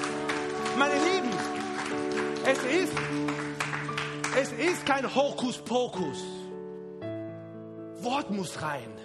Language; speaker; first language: German; non-native, fluent; Spanish